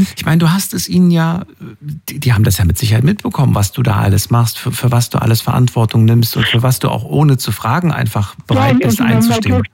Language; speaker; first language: German; native; German